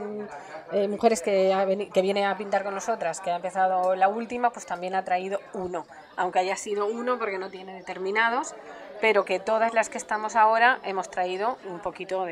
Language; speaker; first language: Spanish; native; Spanish